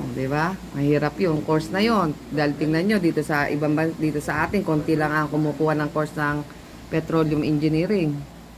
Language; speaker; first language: Filipino; native; Filipino